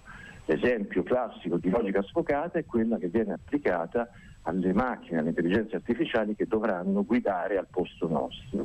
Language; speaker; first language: Italian; native; Italian